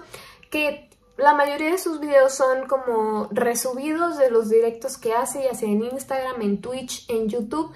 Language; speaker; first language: Spanish; native; Spanish